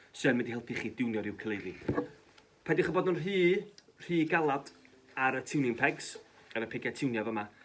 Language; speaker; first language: Welsh; native; Welsh